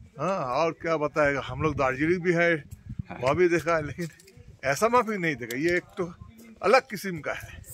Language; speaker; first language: Hindi; non-native, local second language; Bangla